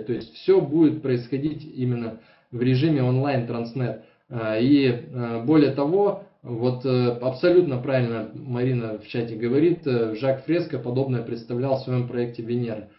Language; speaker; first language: Russian; native; Russian